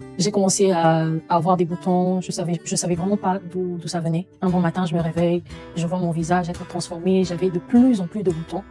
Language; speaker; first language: French; non-native, local second language; Lingala